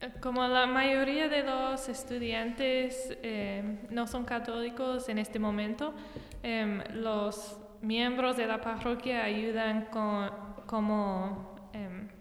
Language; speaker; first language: Spanish; non-native, fluent; English